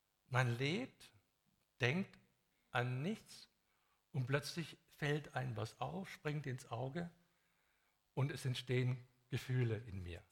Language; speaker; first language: German; native; German